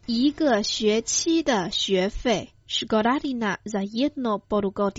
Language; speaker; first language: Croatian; non-native, fluent; Chinese